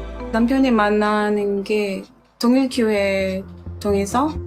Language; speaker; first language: Korean; non-native, fluent; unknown